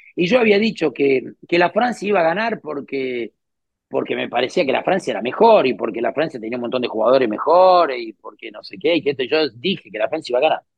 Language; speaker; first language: Spanish; native; Spanish